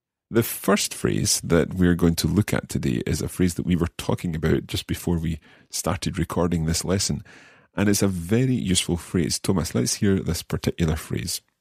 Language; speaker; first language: English; native; English